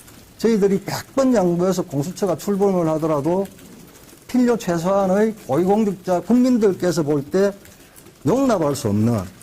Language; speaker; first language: Korean; native; Korean